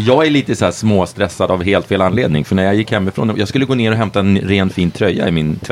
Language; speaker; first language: Swedish; native; Swedish